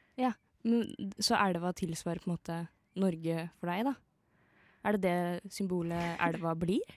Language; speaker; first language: Norwegian; native; Norwegian